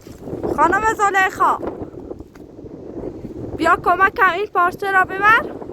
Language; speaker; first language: Persian; native; Persian